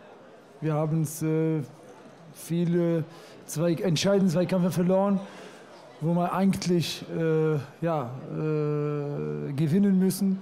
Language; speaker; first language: German; non-native, fluent; Arabic